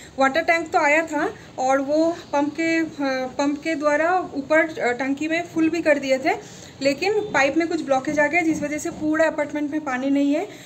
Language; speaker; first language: Hindi; non-native, local second language; Bangla